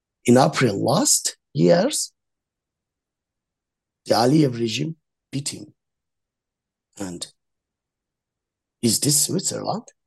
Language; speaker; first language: English; non-native, learner; Azerbaijani